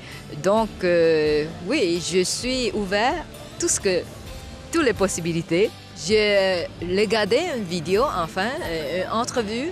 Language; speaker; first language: French; non-native, fluent; Chinese